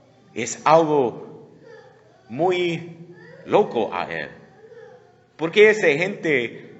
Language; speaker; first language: Spanish; non-native, learner; English